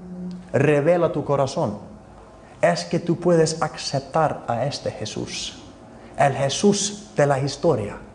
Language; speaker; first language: Spanish; non-native, fluent; Icelandic